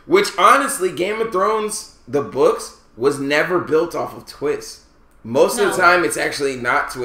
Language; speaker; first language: English; native; English